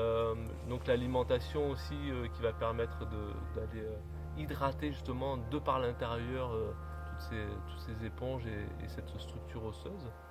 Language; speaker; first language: French; native; French